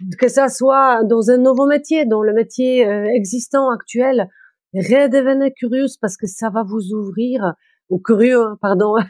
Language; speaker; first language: French; non-native, fluent; Polish